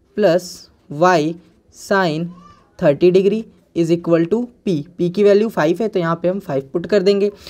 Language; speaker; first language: Hindi; native; Hindi